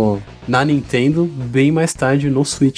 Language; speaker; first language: Portuguese; native; Portuguese